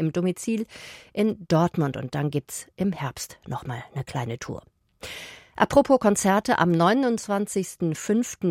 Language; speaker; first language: German; native; German